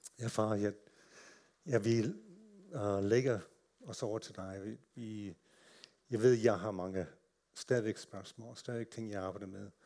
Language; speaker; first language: Danish; non-native, fluent; English